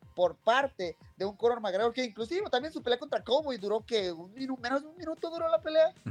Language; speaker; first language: Spanish; native; Spanish